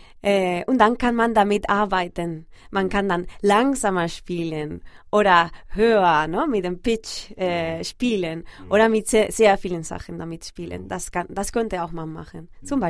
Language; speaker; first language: German; non-native, fluent; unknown